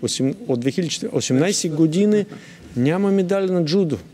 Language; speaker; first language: Bulgarian; non-native, learner; Russian